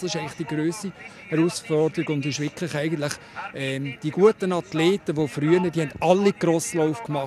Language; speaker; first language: German; native; German